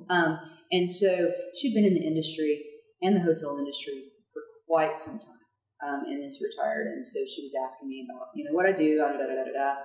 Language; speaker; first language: English; native; English